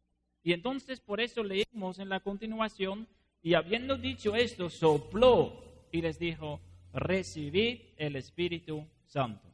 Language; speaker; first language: Spanish; non-native, fluent; Dutch